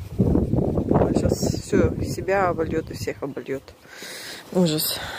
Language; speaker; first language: Russian; native; Russian